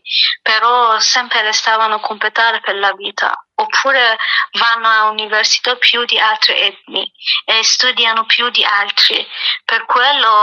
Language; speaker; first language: Italian; non-native, learner; Persian